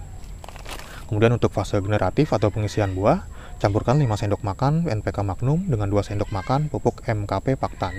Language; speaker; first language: Indonesian; native; Indonesian